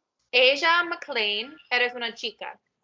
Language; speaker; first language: Spanish; non-native, learner; English